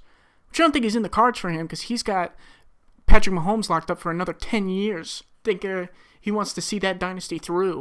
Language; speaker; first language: English; native; English